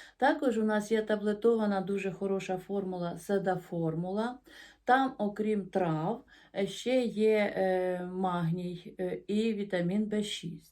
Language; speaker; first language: Ukrainian; non-native, local second language; Russian